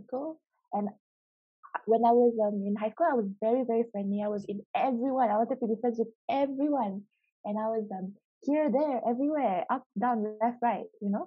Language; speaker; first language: English; native; English